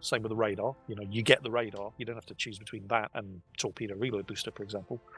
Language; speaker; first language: English; native; English